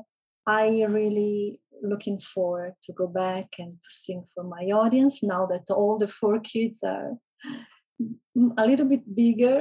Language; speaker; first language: English; non-native, fluent; Italian